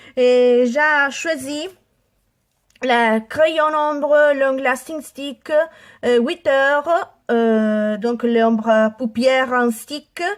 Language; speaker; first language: French; non-native, learner; Italian